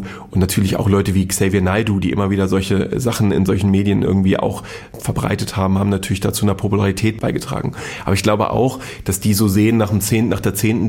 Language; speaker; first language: German; native; German